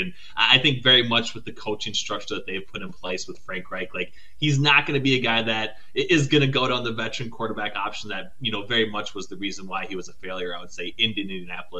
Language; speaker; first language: English; native; English